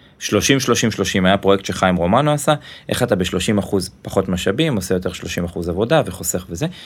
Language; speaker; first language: Hebrew; native; Hebrew